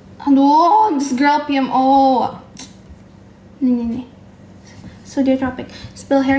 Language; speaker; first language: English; non-native, fluent; Indonesian